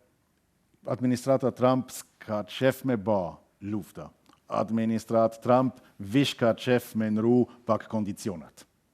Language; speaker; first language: Albanian; non-native, learner; German